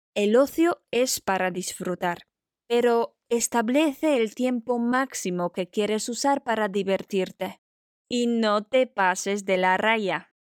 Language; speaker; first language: Spanish; non-native, fluent; Polish